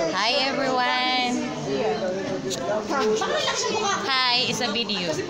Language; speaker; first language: English; non-native, local second language; Filipino